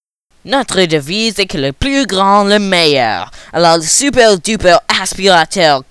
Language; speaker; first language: French; non-native, learner; English